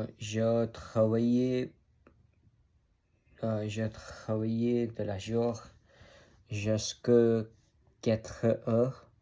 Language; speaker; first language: French; non-native, learner; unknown